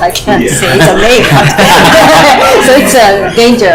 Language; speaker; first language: English; non-native, fluent; Japanese